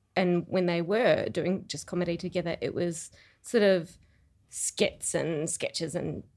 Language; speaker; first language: English; native; English